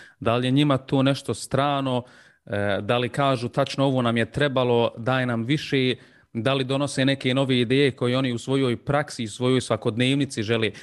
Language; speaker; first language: Croatian; early bilingual, heritage; Bosnian